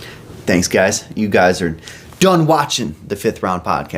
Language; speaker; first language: English; native; English